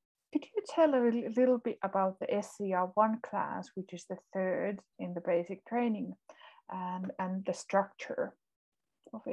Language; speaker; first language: English; non-native, fluent; Finnish